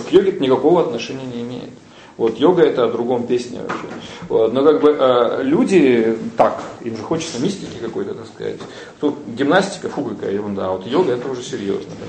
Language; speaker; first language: Russian; native; Russian